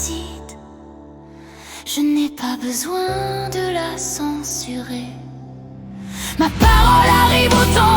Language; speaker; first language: French; native; French